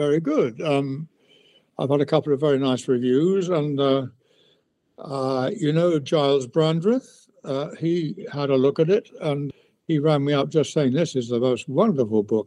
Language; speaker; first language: English; native; English